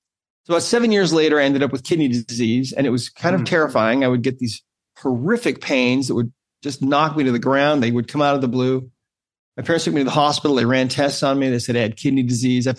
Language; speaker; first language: English; native; English